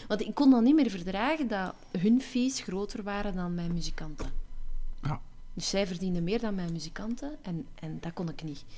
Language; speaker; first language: Dutch; native; Dutch